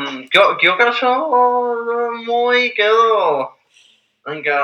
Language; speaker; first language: Japanese; non-native, learner; English